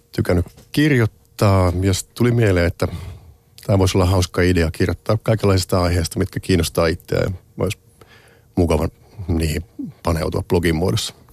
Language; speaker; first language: Finnish; native; Finnish